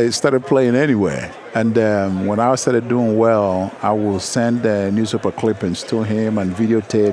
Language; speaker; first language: English; non-native, local second language; Igbo